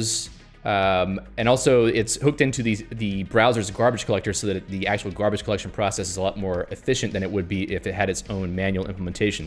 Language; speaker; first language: English; native; English